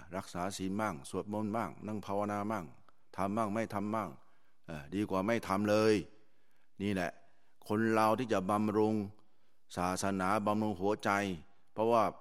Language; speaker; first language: Thai; native; Thai